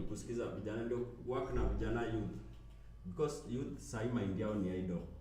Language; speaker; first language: Swahili; native; Swahili